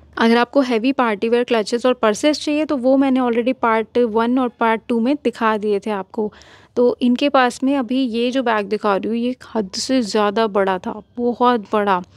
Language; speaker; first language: Hindi; native; Hindi